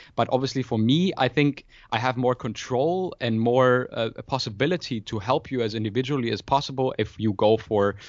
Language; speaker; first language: English; non-native, fluent; German